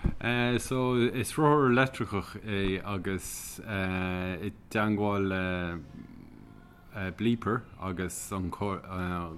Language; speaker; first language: Irish; non-native, local second language; English